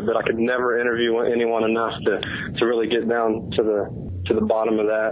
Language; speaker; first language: English; native; English